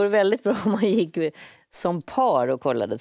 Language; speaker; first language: Swedish; native; Swedish